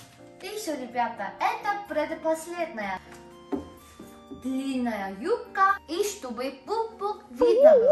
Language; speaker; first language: Russian; non-native, fluent; Korean